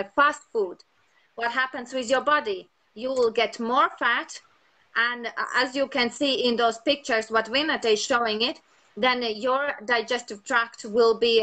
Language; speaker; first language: English; non-native, fluent; Latvian